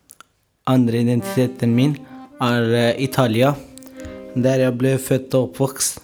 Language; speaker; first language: Norwegian; non-native, fluent; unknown